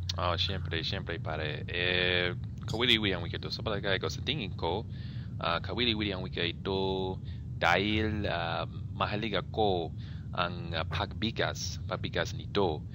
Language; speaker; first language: Filipino; non-native, learner; English